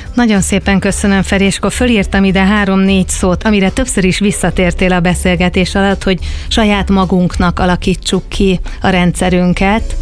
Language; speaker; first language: Hungarian; native; Hungarian